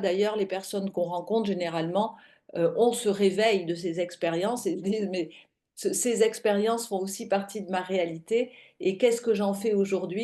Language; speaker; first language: French; native; French